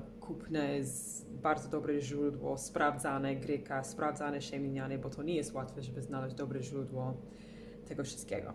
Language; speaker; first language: Polish; non-native, learner; English